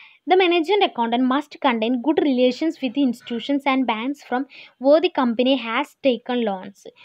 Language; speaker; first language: English; non-native, local second language; Malayalam